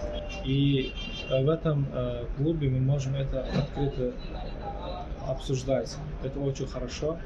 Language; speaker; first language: Russian; non-native, fluent; Turkmen